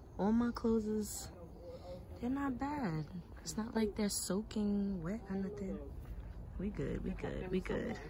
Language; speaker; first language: English; native; English